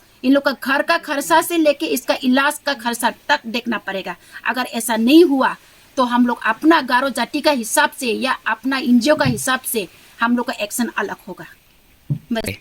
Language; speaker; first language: Hindi; non-native, local second language; Garo